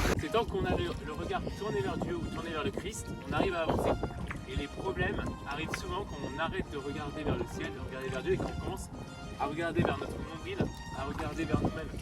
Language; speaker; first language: French; native; French